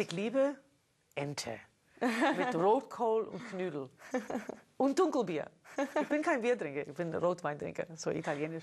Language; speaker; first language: German; non-native, fluent; English